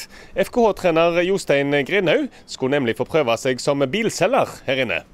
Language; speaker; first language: Norwegian; native; Norwegian